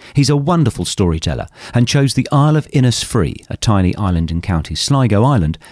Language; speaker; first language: English; native; English